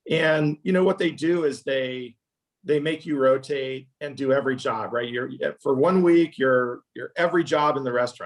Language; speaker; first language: English; native; English